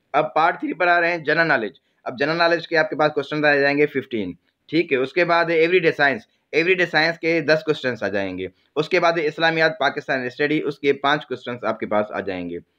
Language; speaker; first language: Urdu; non-native, local second language; Sindhi